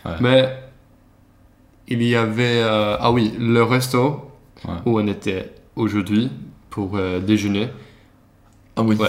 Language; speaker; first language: French; non-native, learner; Swedish